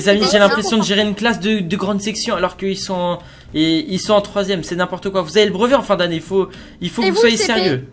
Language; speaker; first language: French; native; French